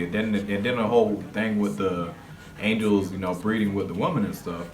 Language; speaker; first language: English; native; English